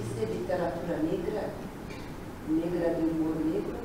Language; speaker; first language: Spanish; non-native, learner; Portuguese